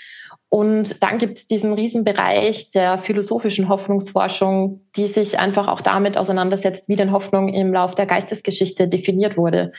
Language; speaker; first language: German; native; German